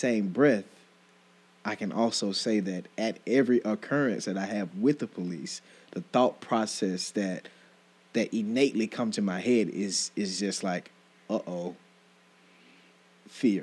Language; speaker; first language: English; native; English